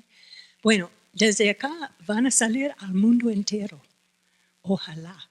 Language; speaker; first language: Spanish; non-native, fluent; English